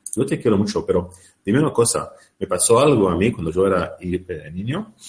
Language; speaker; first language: Spanish; non-native, fluent; Arabic